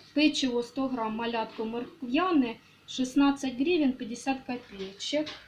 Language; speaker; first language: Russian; native; Russian